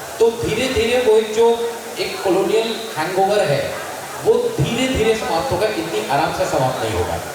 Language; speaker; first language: Hindi; native; Hindi